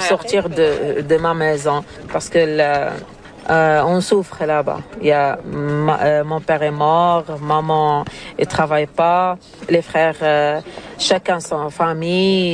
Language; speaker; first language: French; non-native, learner; Arabic